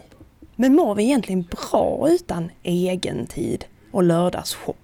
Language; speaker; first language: Swedish; native; Swedish